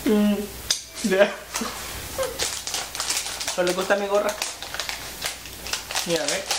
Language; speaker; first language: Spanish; early bilingual, heritage; Spanish